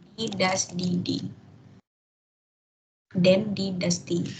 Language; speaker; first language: German; non-native, fluent; Indonesian